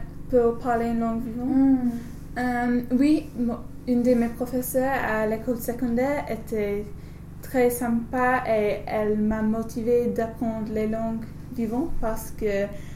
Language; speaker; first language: French; non-native, learner; English